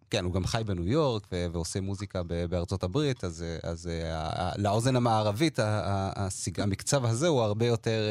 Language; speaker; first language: Hebrew; early bilingual, other home language; Amharic